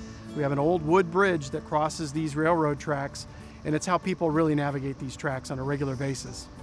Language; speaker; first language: English; native; English